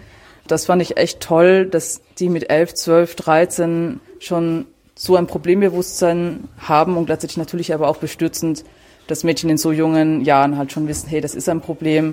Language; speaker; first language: German; native; German